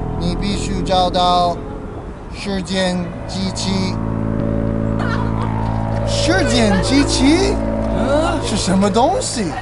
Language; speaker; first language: Chinese; non-native, learner; English